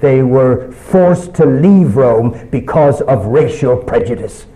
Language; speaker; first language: English; early bilingual, other home language; Chinese